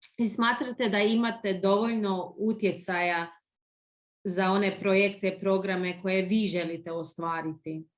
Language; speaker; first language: Bosnian; early bilingual, heritage; Croatian